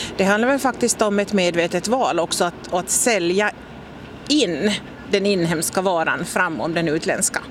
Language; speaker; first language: Swedish; native; Swedish